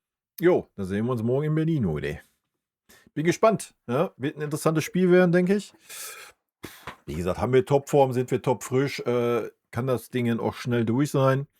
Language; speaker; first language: German; native; German